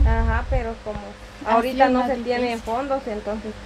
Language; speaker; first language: Spanish; native; Spanish